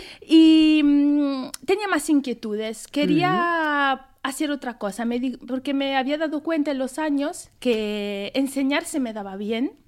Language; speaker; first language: Spanish; non-native, fluent; Italian